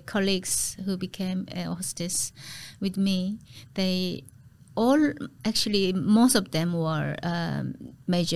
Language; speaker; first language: English; non-native, fluent; Korean